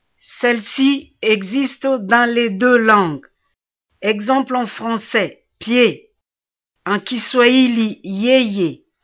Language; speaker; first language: French; non-native, local second language; Swahili